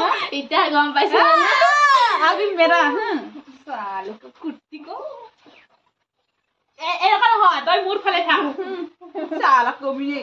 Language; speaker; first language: Hindi; non-native, local second language; Assamese